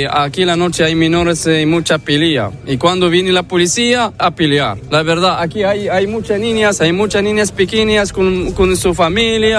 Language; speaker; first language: Spanish; non-native, learner; Arabic